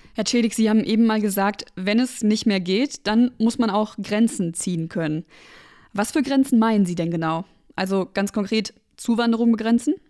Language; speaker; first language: German; native; German